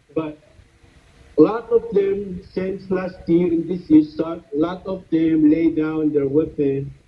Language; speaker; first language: English; non-native, fluent; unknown